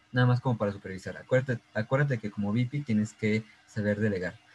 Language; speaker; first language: Spanish; native; Spanish